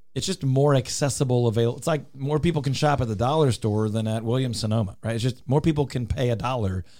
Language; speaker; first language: English; native; English